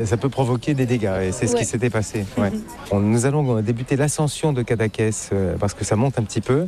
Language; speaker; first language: French; native; French